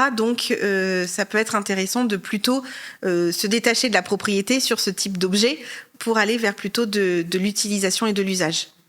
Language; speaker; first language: French; native; French